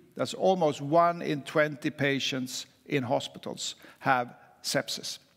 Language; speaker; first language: English; non-native, fluent; Swedish